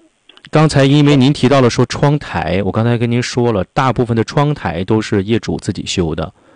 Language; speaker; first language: Chinese; native; Chinese